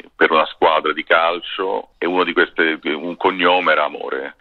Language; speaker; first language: Italian; native; Italian